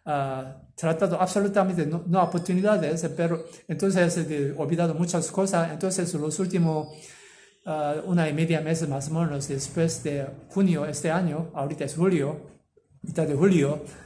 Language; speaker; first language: Spanish; non-native, learner; Korean